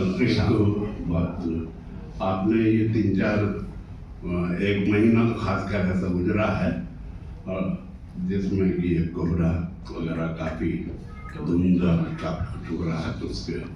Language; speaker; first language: Hindi; native; Hindi